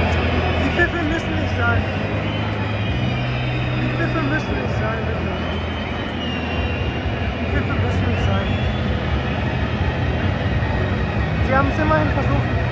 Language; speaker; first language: German; native; German